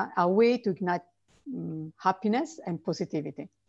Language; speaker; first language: English; non-native, fluent; Italian